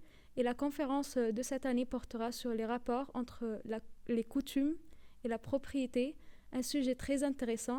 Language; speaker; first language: French; native; French